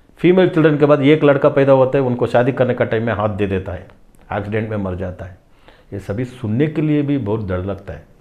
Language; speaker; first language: Hindi; non-native, local second language; Tamil